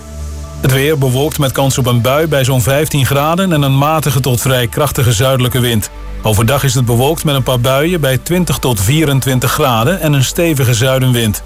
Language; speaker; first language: Dutch; native; Dutch